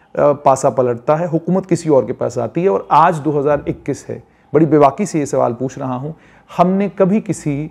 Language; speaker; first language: Hindi; non-native, local second language; Kashmiri